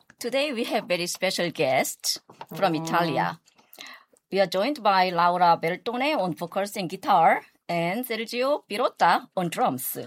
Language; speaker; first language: English; non-native, learner; Korean